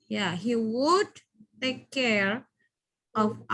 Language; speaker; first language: English; non-native, fluent; Indonesian